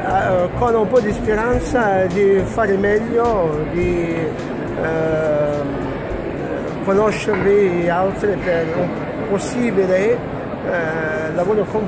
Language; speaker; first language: Italian; non-native, fluent; Arabic